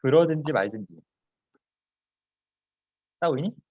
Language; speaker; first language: Indonesian; non-native, fluent; Korean